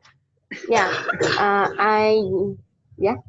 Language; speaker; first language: English; non-native, learner; Vietnamese